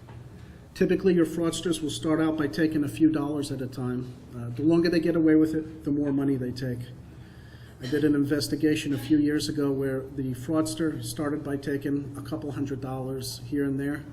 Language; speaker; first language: English; native; English